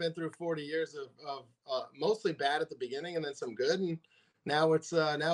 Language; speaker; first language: English; native; English